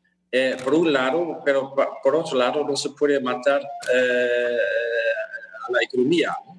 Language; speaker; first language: Spanish; non-native, fluent; German